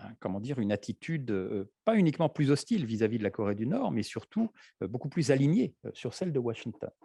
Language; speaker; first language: French; native; French